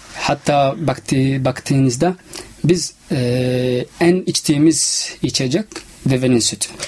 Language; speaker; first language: Turkish; non-native, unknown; Somali